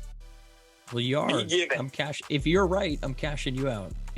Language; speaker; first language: English; native; English